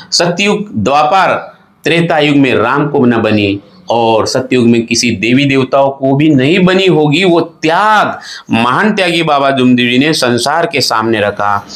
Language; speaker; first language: Hindi; non-native, local second language; Marathi